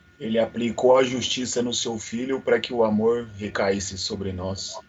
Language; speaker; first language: Portuguese; native; Portuguese